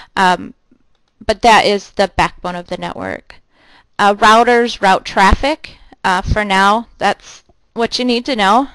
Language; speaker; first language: English; native; English